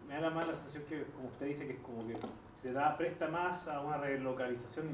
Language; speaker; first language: Spanish; native; Spanish